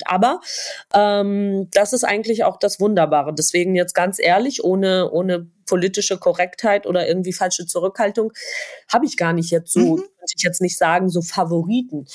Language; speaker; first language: German; non-native, fluent; Georgian